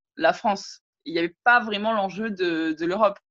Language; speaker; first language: French; native; French